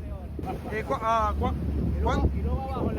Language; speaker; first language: Spanish; native; Spanish